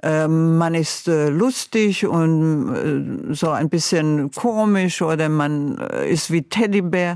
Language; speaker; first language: German; non-native, fluent; Croatian